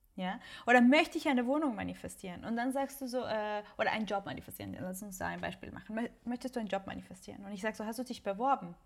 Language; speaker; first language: German; non-native, fluent; Spanish